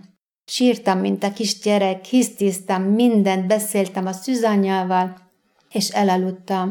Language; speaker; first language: Hungarian; non-native, fluent; Arabic